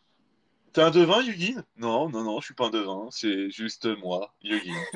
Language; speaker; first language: French; native; French